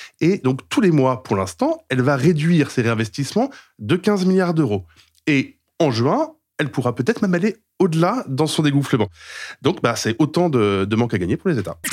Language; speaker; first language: French; native; French